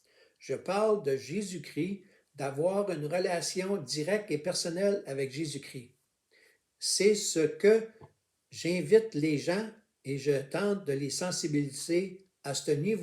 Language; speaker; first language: French; native; French